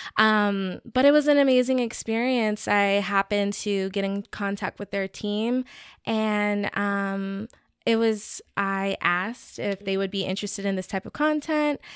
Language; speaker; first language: English; native; English